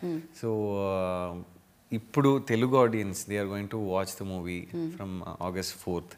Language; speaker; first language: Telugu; non-native, learner; Tamil